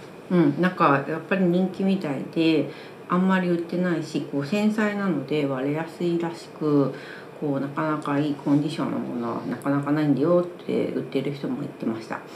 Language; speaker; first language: Japanese; native; Japanese